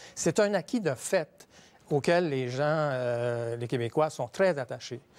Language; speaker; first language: French; native; French